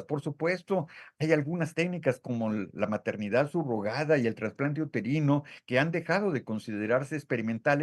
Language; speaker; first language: Spanish; native; Spanish